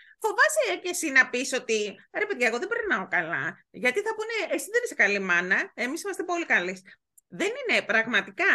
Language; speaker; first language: Greek; native; Greek